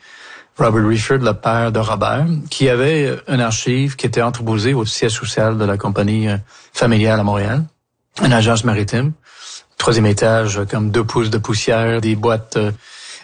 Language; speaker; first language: French; native; French